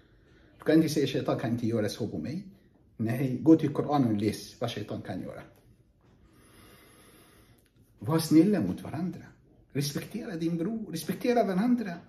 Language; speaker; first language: Swedish; non-native, fluent; Arabic